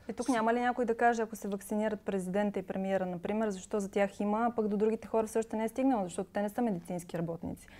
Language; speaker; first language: Bulgarian; native; Bulgarian